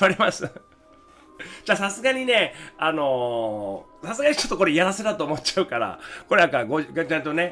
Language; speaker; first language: Japanese; native; Japanese